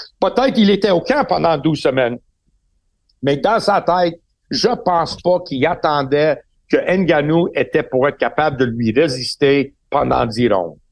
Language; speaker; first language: French; non-native, local second language; English